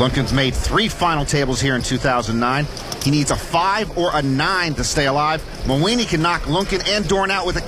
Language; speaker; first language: English; native; English